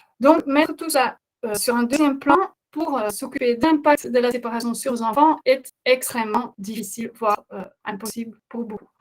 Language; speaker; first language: French; non-native, fluent; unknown